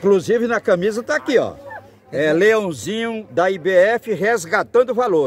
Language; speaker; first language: Portuguese; native; Portuguese